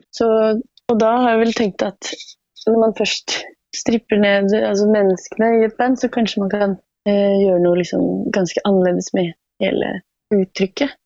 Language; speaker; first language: Norwegian; native; Norwegian